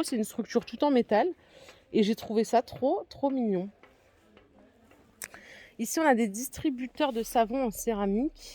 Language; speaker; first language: French; native; French